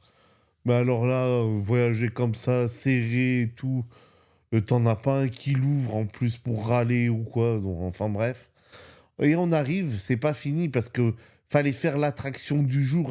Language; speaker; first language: French; native; French